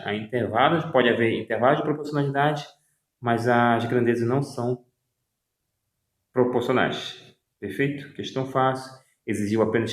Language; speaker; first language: Portuguese; native; Portuguese